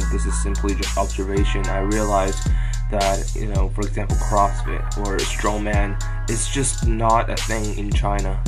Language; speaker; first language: English; non-native, fluent; Chinese